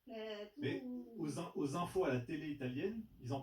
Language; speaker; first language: French; native; French